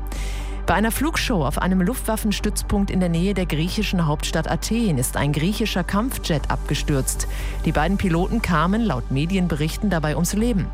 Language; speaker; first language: German; native; German